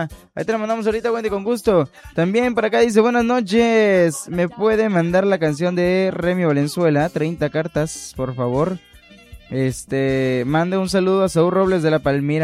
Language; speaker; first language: Spanish; native; Spanish